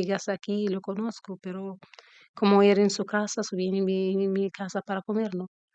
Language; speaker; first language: Spanish; non-native, learner; Arabic